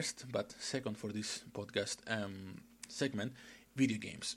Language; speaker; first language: English; non-native, fluent; Greek